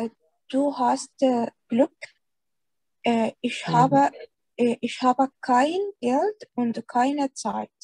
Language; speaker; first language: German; non-native, learner; Arabic